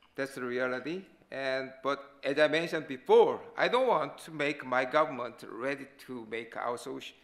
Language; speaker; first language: English; non-native, learner; Korean